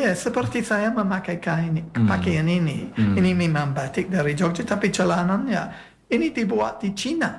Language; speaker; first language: Indonesian; non-native, fluent; English